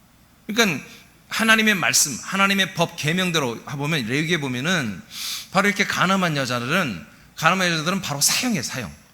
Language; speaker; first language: Korean; native; Korean